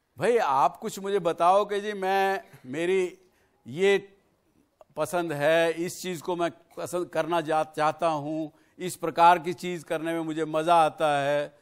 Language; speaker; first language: Hindi; native; Hindi